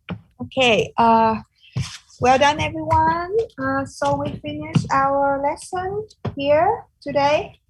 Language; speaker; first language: English; non-native, fluent; Vietnamese